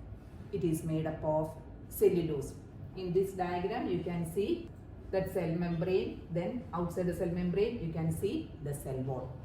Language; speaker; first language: English; non-native, local second language; Malayalam